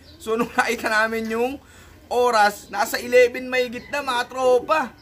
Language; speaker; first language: Filipino; native; Filipino